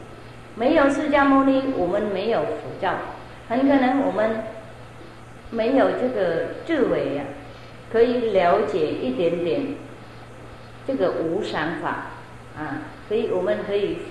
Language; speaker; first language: Chinese; non-native, fluent; Vietnamese